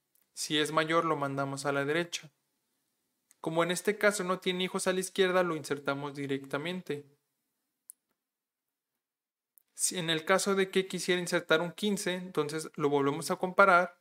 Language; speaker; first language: Spanish; native; Spanish